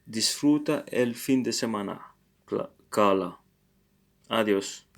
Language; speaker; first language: Spanish; non-native, learner; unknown